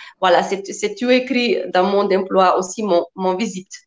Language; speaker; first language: French; non-native, learner; Macedonian